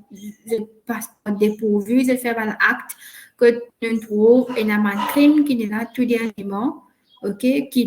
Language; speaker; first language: French; non-native, local second language; Morisyen